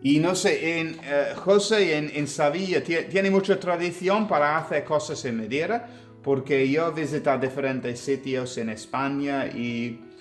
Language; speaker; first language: Spanish; non-native, learner; English